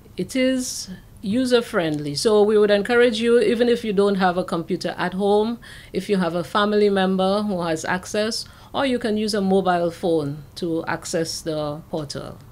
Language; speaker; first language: English; native; English